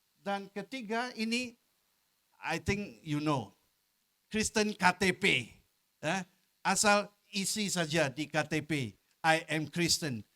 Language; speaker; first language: Malay; non-native, local second language; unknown